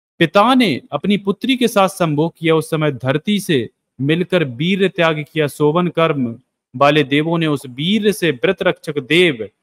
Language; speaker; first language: Hindi; native; Hindi